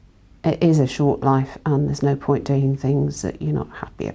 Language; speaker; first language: English; native; English